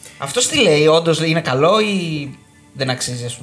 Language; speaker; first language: Greek; native; Greek